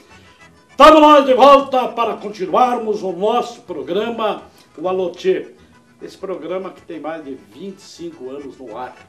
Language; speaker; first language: Portuguese; native; Portuguese